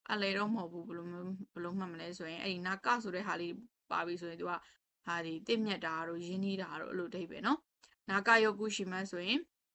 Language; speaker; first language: Burmese; native; Burmese